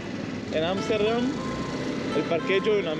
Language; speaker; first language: Italian; non-native, learner; Dutch